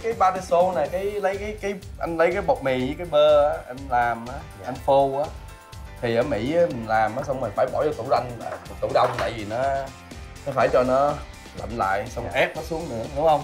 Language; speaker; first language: Vietnamese; early bilingual, heritage; Vietnamese